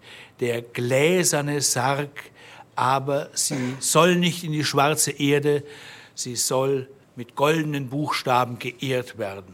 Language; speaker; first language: German; native; German